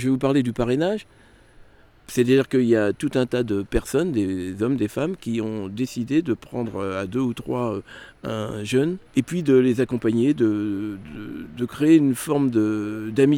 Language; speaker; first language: French; native; French